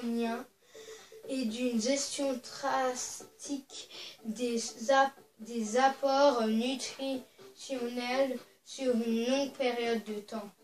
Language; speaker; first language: French; native; French